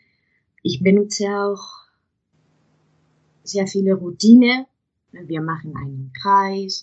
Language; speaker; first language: German; non-native, fluent; Spanish